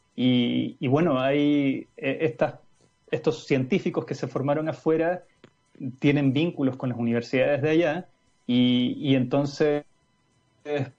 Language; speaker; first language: Spanish; native; Spanish